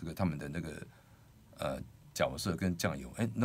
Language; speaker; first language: Chinese; native; Chinese